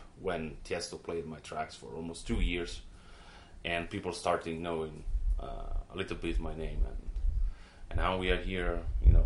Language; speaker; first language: English; non-native, fluent; Italian